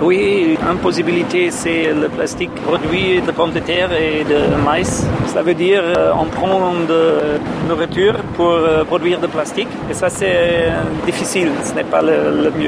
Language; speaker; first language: French; non-native, learner; German